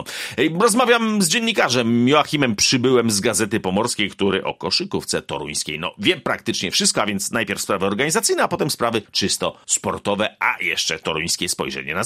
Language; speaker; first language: Polish; native; Polish